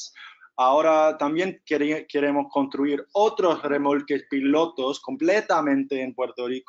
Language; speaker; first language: Spanish; non-native, fluent; English